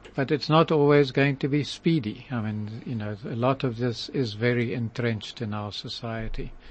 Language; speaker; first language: English; native; English